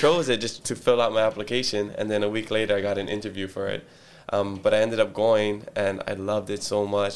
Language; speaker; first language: English; early bilingual, other home language; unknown